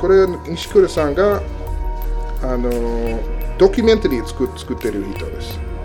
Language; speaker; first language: Japanese; non-native, learner; English